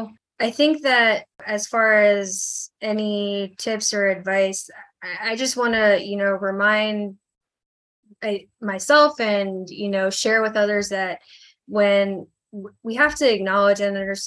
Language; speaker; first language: English; native; English